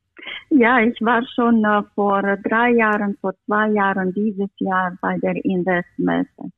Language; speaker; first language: German; non-native, fluent; Romanian